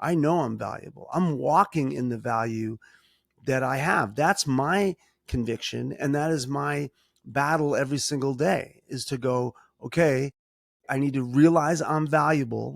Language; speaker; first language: English; native; English